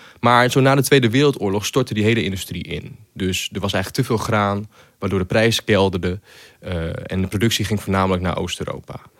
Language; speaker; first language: Dutch; native; Dutch